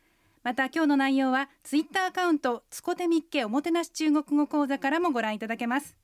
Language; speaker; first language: Japanese; native; Japanese